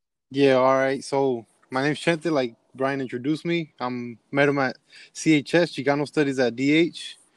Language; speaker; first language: English; early bilingual, other home language; Spanish